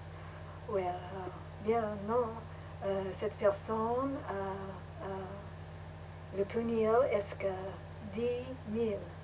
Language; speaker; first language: French; non-native, learner; English